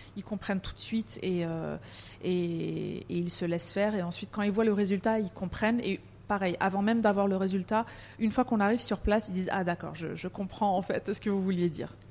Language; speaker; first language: French; native; French